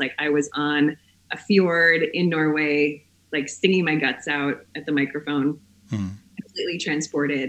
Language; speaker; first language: English; native; English